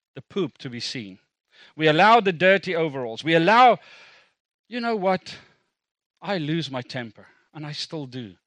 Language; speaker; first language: English; non-native, local second language; Afrikaans